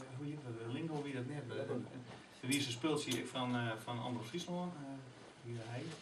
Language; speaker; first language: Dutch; non-native, local second language; Western Frisian